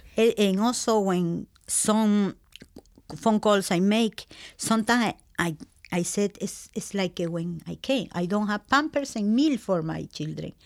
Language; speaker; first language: English; non-native, learner; Spanish